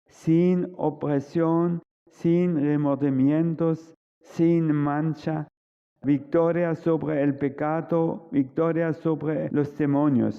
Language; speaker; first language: Spanish; non-native, fluent; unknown